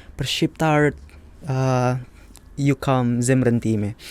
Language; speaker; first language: Albanian; non-native, learner; Indonesian